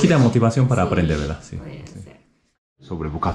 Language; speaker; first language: Spanish; non-native, learner; Japanese